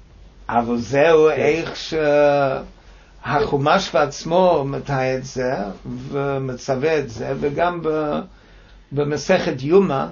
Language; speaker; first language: Hebrew; non-native, fluent; English